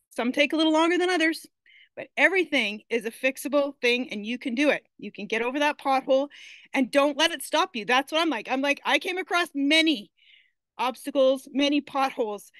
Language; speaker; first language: English; native; English